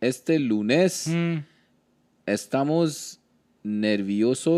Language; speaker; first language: Spanish; non-native, learner; Hindi